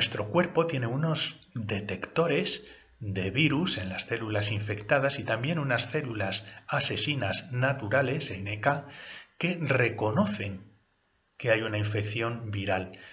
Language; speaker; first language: Spanish; native; Spanish